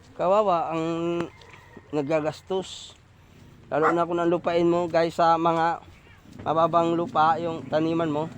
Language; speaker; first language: Filipino; non-native, local second language; Bikol